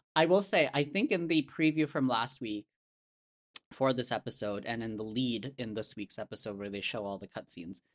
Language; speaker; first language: English; non-native, local second language; Cantonese